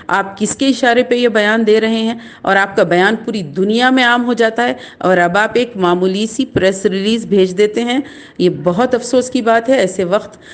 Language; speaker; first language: Urdu; native; Urdu